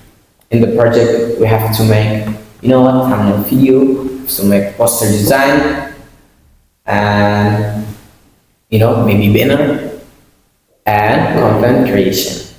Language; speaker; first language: English; non-native, learner; Indonesian